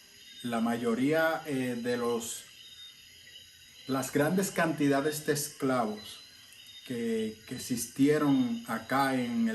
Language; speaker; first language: Spanish; native; Spanish